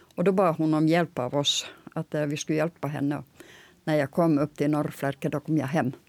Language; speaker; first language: Swedish; native; Swedish